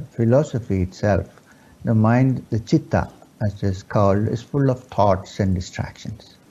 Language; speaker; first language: English; non-native, local second language; Urdu